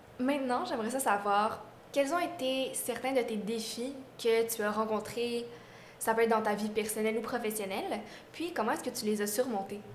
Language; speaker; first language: French; native; French